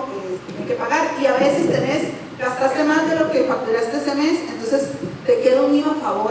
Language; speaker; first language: Spanish; native; Spanish